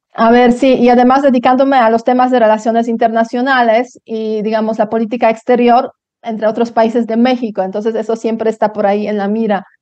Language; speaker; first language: Spanish; non-native, fluent; Polish